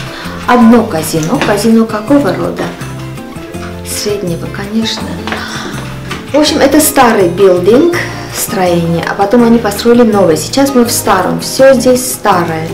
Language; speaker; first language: Russian; non-native, fluent; Armenian